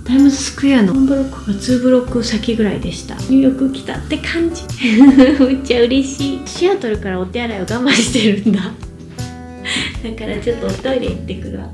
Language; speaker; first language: Japanese; native; Japanese